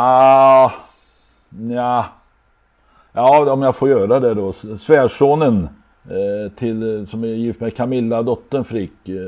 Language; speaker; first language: Swedish; native; Swedish